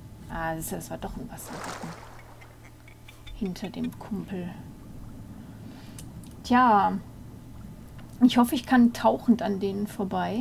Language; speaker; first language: German; native; German